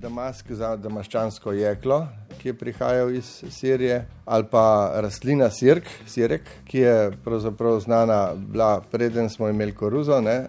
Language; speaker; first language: Slovenian; native; Slovenian